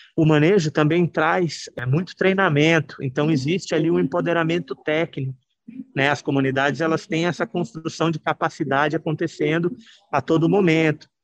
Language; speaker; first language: Portuguese; native; Portuguese